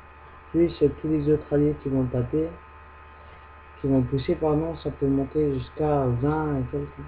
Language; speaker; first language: French; native; French